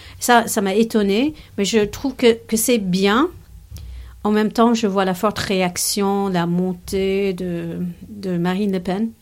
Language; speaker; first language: French; non-native, fluent; English